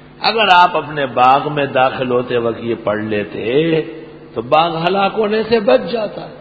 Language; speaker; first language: Urdu; non-native, local second language; Pashto